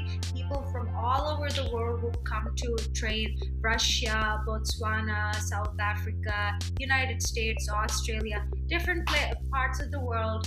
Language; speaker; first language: English; non-native, local second language; Telugu